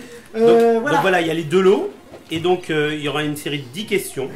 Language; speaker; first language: French; native; French